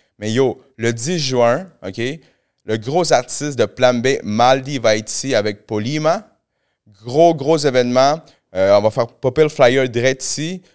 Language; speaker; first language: French; early bilingual, other home language; Spanish